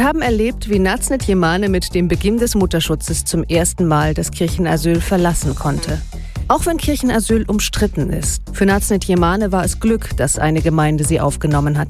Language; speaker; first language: German; native; German